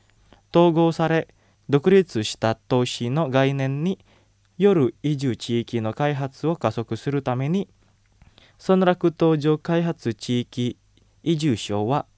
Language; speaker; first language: Japanese; non-native, fluent; Indonesian